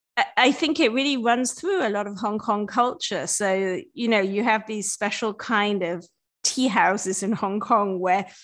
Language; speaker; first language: English; native; English